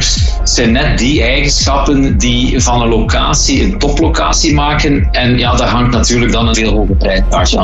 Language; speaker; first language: Dutch; native; Dutch